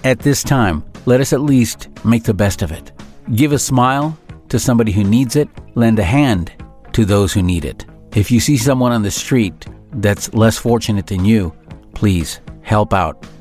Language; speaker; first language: English; early bilingual, other home language; Spanish